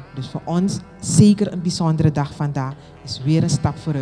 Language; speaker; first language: Dutch; native; Dutch